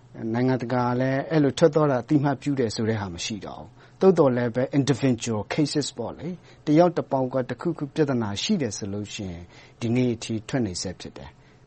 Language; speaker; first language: Burmese; non-native, local second language; Hakha Chin